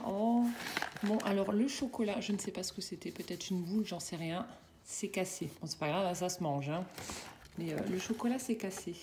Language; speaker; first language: French; native; French